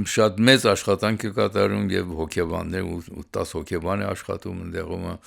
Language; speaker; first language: Armenian; early bilingual, heritage; Armenian